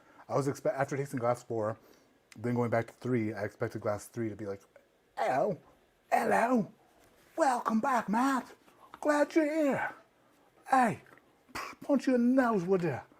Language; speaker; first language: English; native; English